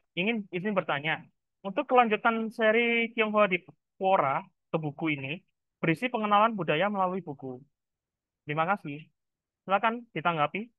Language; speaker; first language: Indonesian; native; Indonesian